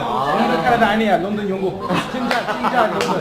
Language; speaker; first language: Korean; non-native, learner; English